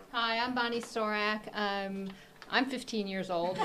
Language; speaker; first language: English; native; English